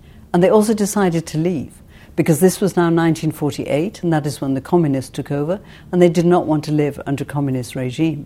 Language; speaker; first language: English; native; English